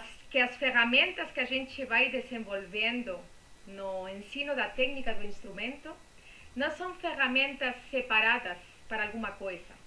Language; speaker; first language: Portuguese; non-native, fluent; Spanish